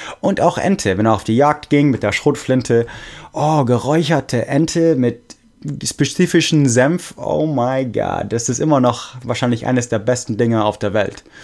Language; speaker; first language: German; non-native, fluent; English